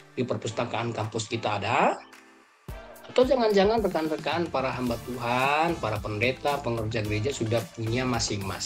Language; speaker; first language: Indonesian; native; Indonesian